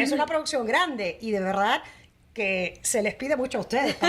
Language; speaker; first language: Spanish; native; Spanish